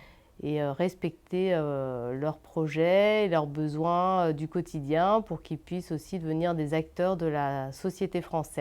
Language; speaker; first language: French; native; French